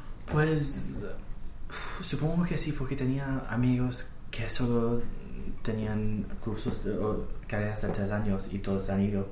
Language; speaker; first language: Spanish; non-native, fluent; English